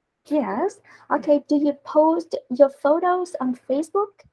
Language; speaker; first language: English; non-native, learner; Vietnamese